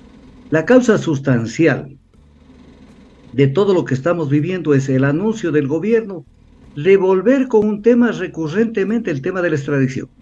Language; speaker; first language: Spanish; native; Spanish